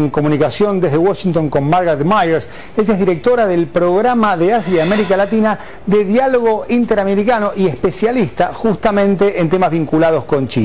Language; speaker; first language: Spanish; native; Spanish